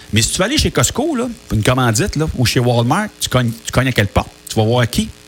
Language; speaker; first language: French; native; French